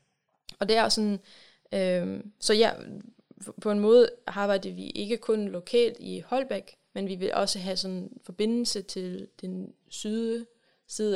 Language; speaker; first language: Danish; non-native, fluent; German